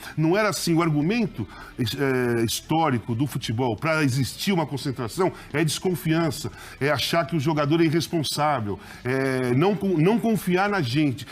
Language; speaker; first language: Portuguese; native; Portuguese